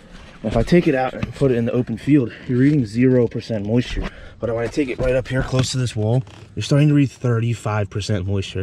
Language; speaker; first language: English; native; English